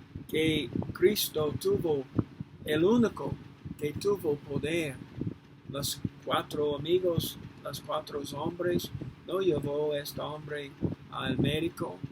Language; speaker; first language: Spanish; non-native, fluent; English